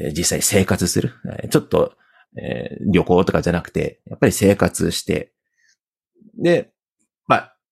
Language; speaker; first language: Japanese; early bilingual, heritage; Japanese